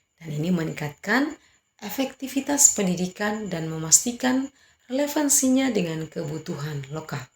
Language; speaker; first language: Indonesian; native; Indonesian